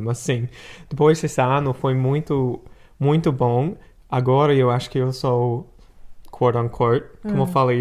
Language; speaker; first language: Portuguese; non-native, fluent; English